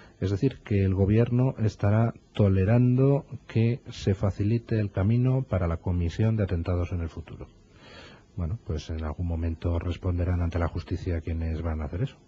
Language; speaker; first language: Spanish; native; Spanish